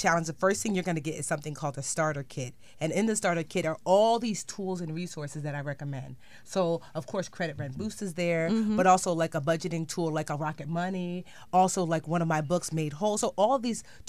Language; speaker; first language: English; native; English